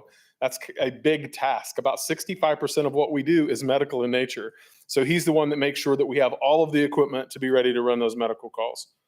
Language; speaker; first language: English; native; English